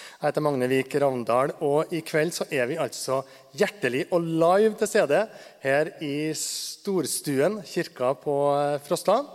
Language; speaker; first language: Norwegian; native; Norwegian